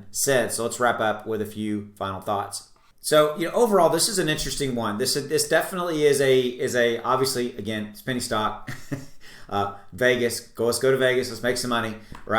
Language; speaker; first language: English; native; English